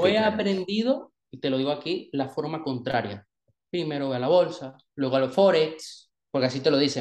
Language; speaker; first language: Spanish; native; Spanish